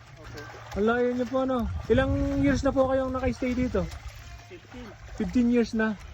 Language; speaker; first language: Filipino; native; Filipino